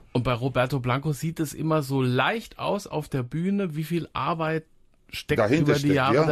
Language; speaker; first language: German; native; German